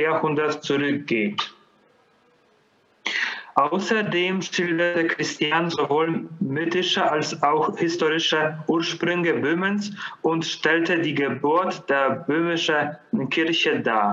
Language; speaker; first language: German; non-native, fluent; Polish